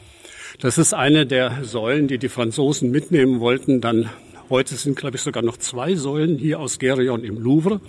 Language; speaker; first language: German; native; German